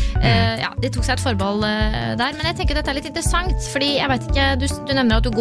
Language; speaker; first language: Norwegian; native; Norwegian